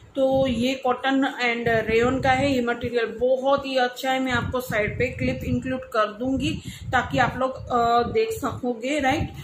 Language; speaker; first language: Hindi; non-native, local second language; Gujarati